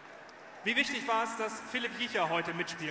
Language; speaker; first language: German; native; German